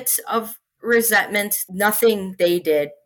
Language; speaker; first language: English; native; English